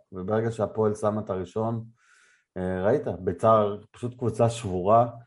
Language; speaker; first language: Hebrew; native; Hebrew